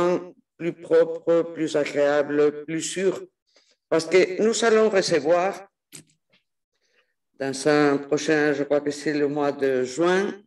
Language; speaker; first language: French; non-native, fluent; Spanish